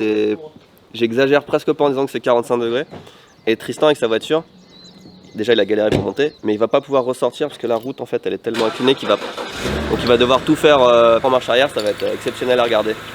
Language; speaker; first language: French; native; French